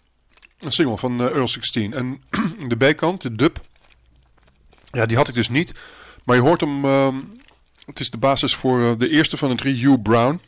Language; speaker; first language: Dutch; native; Dutch